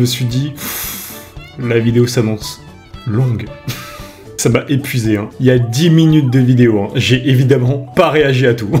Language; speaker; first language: French; native; French